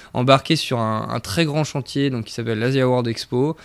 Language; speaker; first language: French; native; French